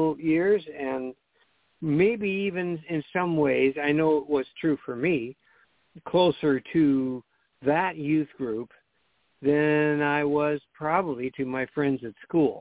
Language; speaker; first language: English; native; English